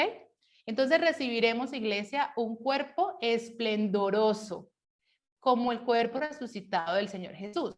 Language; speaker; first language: Spanish; native; Spanish